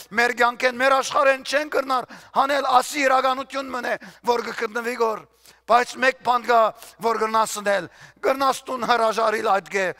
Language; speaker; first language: Armenian; early bilingual, heritage; Armenian